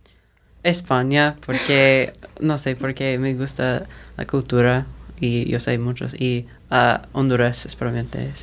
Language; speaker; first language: Spanish; non-native, learner; English